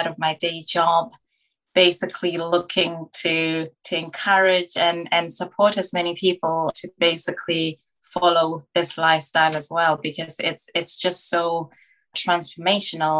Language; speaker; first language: English; non-native, local second language; Tswana